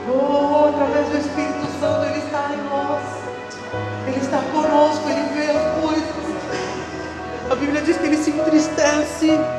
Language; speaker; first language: Portuguese; native; Portuguese